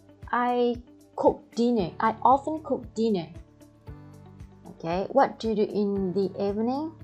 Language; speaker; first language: English; non-native, fluent; Vietnamese